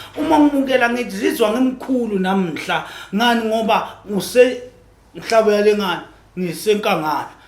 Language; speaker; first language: Zulu; native; Zulu